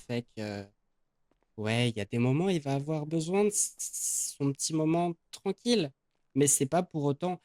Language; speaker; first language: French; native; French